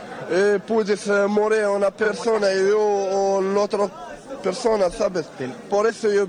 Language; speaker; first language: Spanish; non-native, learner; Arabic